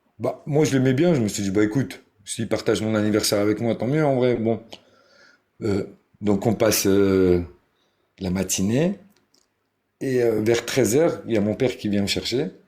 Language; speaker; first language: French; early bilingual, other home language; Arabic